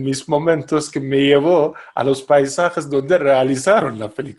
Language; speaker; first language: Spanish; non-native, fluent; Persian